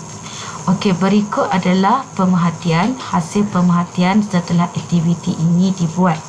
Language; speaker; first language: Malay; native; Malay